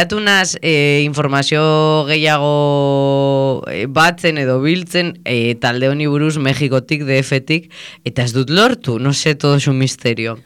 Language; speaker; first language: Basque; non-native, local second language; Spanish